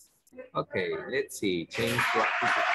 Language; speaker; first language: English; non-native, fluent; Spanish